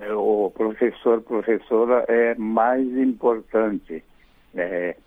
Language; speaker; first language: Portuguese; non-native, fluent; Japanese